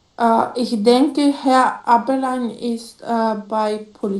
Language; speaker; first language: German; non-native, learner; Macedonian